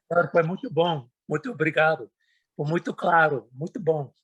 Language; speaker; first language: Portuguese; non-native, learner; Spanish